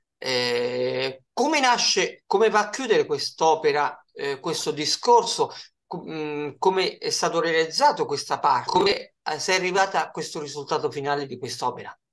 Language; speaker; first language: Italian; native; Italian